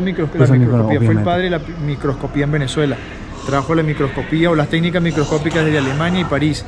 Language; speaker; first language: Spanish; native; Spanish